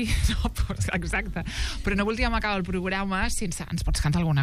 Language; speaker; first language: Catalan; native; Catalan